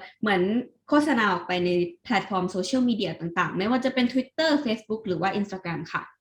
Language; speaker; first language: Thai; native; Thai